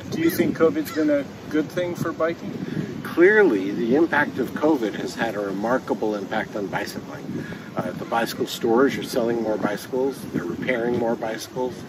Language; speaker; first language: English; native; English